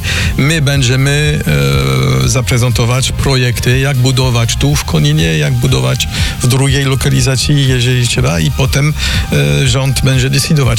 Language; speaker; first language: Polish; non-native, learner; French